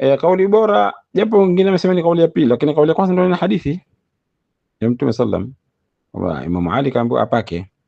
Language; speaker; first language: Swahili; native; Swahili